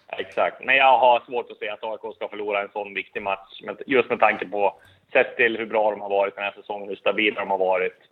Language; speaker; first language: Swedish; native; Swedish